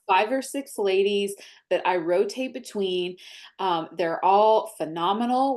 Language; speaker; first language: English; native; English